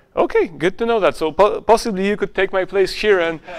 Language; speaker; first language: English; non-native, fluent; Polish